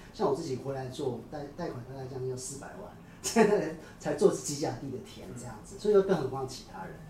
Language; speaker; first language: Chinese; native; Chinese